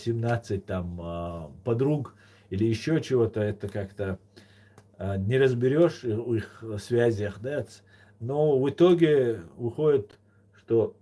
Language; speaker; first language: Russian; non-native, local second language; Chechen